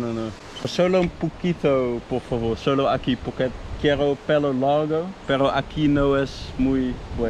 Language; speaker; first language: Spanish; non-native, learner; Dutch